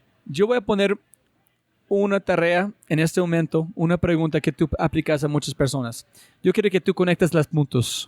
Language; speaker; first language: Spanish; non-native, fluent; English